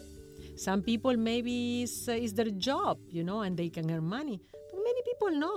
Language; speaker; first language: English; non-native, fluent; Spanish